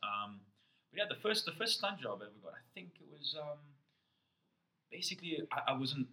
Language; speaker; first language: English; native; English